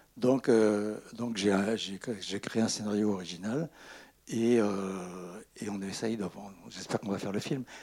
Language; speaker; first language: French; native; French